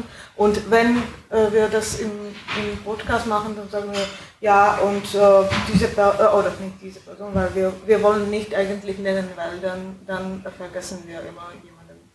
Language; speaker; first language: German; non-native, fluent; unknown